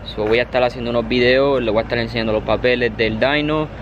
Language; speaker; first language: Spanish; early bilingual, other home language; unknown